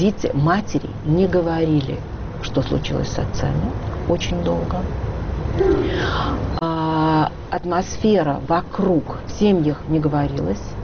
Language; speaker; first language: Russian; native; Russian